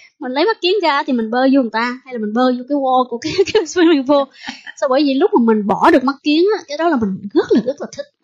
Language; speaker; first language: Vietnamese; early bilingual, heritage; Vietnamese